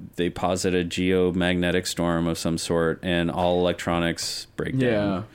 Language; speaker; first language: English; native; English